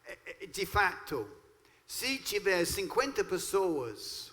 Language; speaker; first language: Portuguese; non-native, fluent; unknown